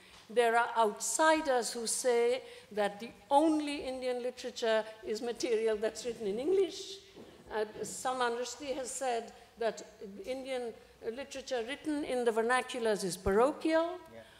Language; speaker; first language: English; non-native, local second language; Bangla